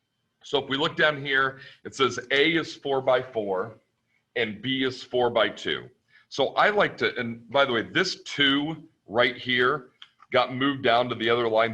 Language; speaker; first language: English; native; English